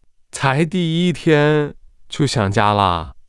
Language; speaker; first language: Chinese; non-native, fluent; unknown